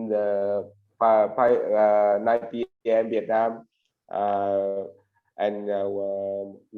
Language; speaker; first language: English; non-native, learner; Vietnamese